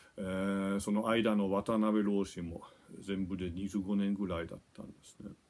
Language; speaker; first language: Japanese; non-native, fluent; German